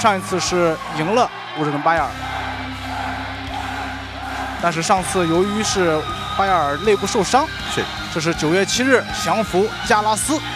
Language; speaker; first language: Chinese; native; Chinese